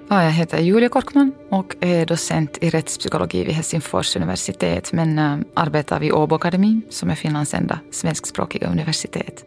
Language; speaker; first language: Swedish; native; Swedish